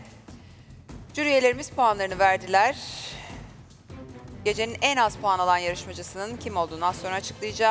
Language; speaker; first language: Turkish; native; Turkish